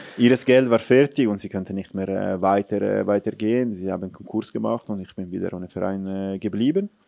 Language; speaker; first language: German; non-native, fluent; Italian